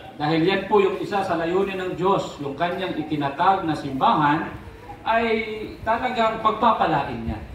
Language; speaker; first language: Filipino; non-native, local second language; Aklanon